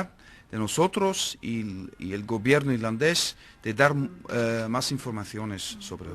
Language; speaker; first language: Spanish; non-native, fluent; Dutch